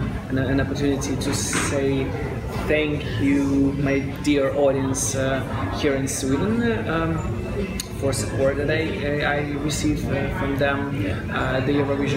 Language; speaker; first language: English; non-native, fluent; Russian